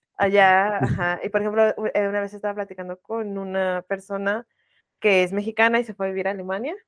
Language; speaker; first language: Spanish; native; Spanish